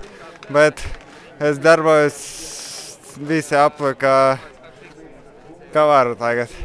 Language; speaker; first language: Latvian; non-native, local second language; Russian